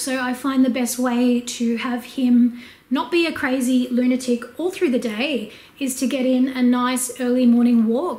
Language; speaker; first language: English; native; English